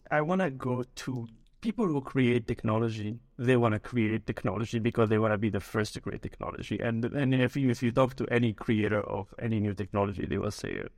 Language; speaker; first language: English; early bilingual, other home language; Arabic